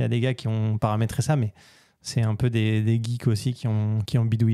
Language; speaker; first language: French; native; French